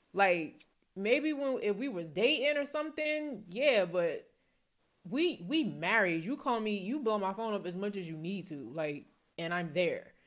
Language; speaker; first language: English; native; English